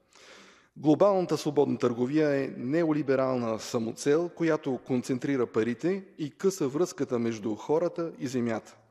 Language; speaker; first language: Bulgarian; native; Bulgarian